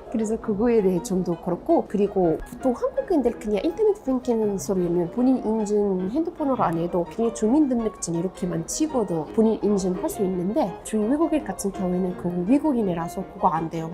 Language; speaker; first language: Korean; non-native, fluent; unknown